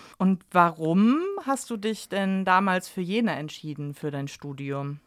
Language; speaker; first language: German; native; German